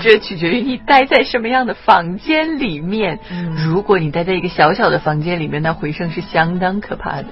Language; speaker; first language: Chinese; native; Chinese